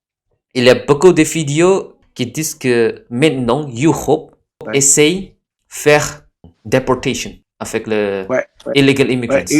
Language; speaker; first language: French; non-native, fluent; Indonesian